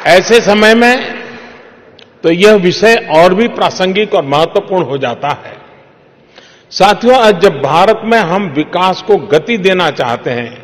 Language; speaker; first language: Hindi; non-native, local second language; Gujarati